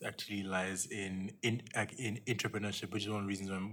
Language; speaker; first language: English; non-native, local second language; Yoruba